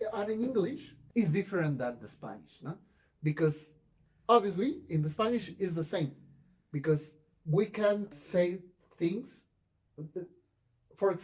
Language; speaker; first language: English; non-native, fluent; Spanish